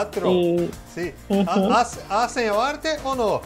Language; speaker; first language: Spanish; non-native, learner; Portuguese